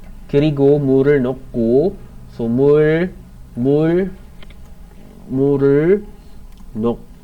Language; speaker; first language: Korean; non-native, learner; Filipino